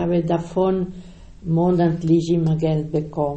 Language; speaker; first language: German; non-native, learner; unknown